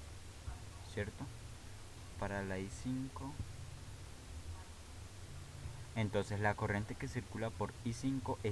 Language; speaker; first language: Spanish; native; Spanish